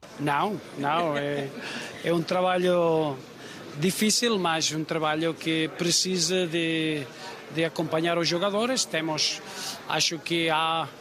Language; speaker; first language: Portuguese; non-native, fluent; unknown